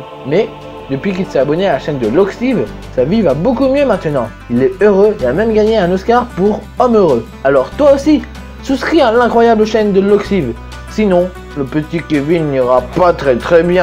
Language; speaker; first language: French; native; French